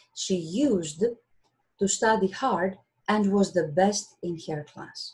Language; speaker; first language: English; non-native, fluent; Greek